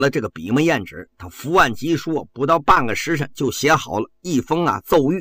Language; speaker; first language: Chinese; native; Chinese